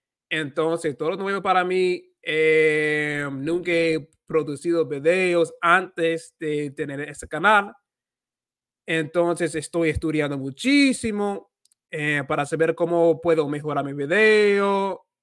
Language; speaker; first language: Spanish; non-native, fluent; English